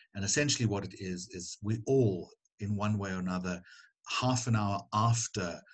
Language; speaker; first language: English; native; English